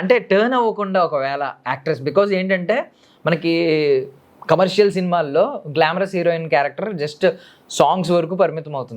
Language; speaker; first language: Telugu; native; Telugu